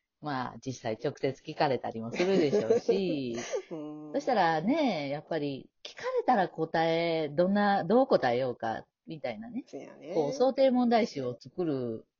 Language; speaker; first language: Japanese; native; Japanese